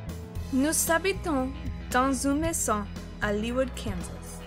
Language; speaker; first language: French; non-native, learner; English